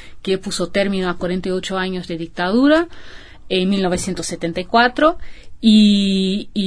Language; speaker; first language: Spanish; non-native, fluent; Portuguese